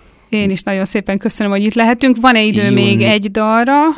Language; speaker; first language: Hungarian; native; Hungarian